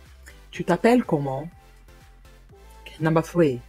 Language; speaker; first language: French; non-native, fluent; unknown